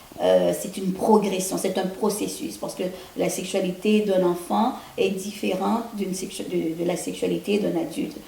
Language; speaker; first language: French; non-native, local second language; Haitian Creole